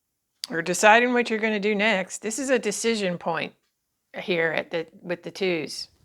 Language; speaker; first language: English; native; English